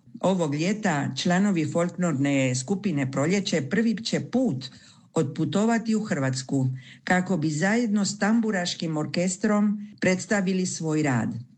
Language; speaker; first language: Croatian; early bilingual, heritage; Croatian